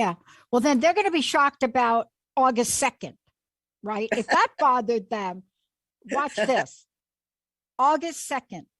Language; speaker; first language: English; native; English